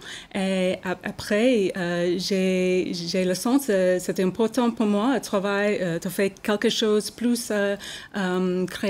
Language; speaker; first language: French; non-native, learner; English